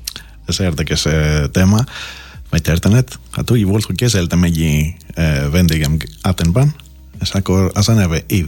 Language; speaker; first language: Hungarian; non-native, learner; Greek